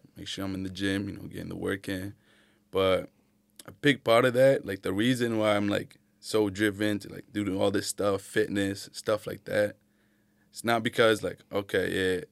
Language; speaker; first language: English; early bilingual, other home language; Arabic